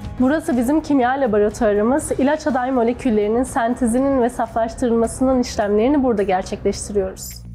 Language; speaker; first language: Turkish; native; Turkish